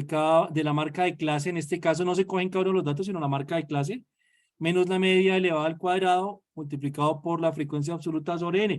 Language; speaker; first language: Spanish; native; Spanish